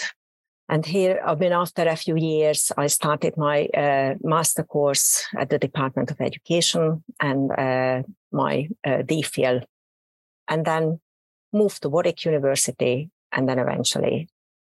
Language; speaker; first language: English; non-native, fluent; Hungarian